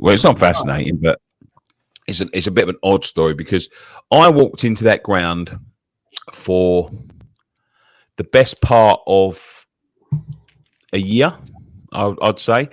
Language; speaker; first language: English; native; English